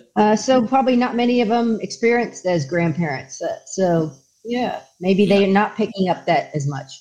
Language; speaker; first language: English; native; English